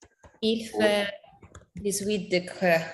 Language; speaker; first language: French; non-native, learner; English